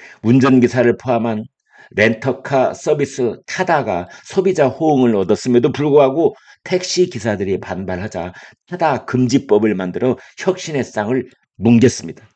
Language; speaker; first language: Korean; native; Korean